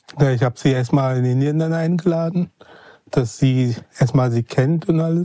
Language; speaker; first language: German; non-native, fluent; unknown